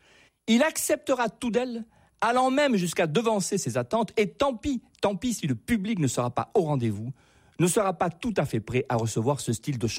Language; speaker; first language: French; native; French